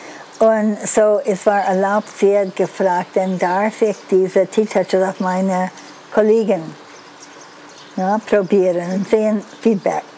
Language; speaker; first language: German; non-native, fluent; English